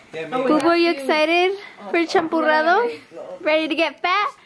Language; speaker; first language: English; early bilingual, other home language; Spanish